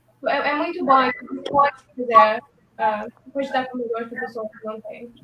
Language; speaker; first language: Portuguese; early bilingual, heritage; Portuguese